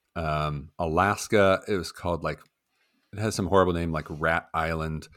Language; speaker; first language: English; native; English